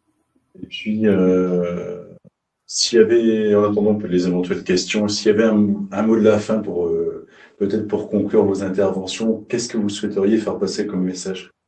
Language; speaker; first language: French; native; French